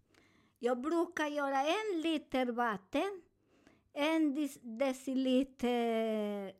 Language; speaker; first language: Swedish; non-native, learner; Spanish